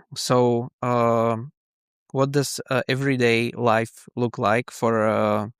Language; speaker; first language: English; non-native, learner; Slovak